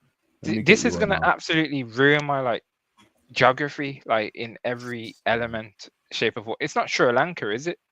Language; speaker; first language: English; native; English